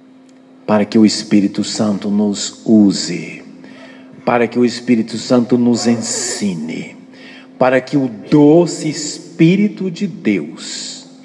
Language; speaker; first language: Portuguese; native; Portuguese